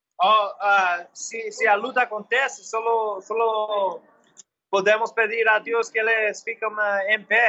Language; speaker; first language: Portuguese; non-native, learner; English